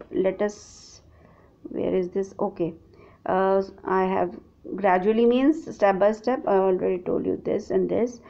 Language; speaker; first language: English; non-native, local second language; Hindi